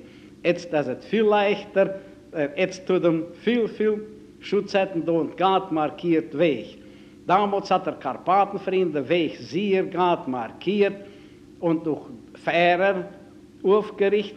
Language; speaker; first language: German; native; German